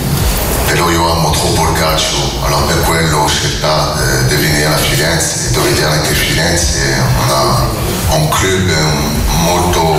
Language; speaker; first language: Italian; non-native, learner; French